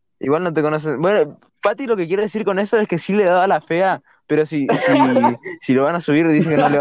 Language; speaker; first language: Spanish; native; Spanish